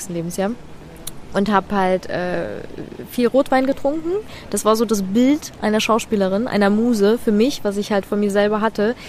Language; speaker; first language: German; early bilingual, other home language; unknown